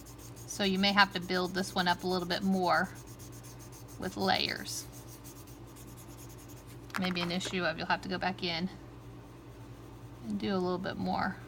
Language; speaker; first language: English; native; English